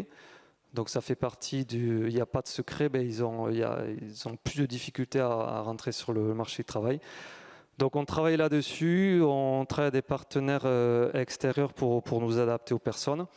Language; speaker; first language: French; native; French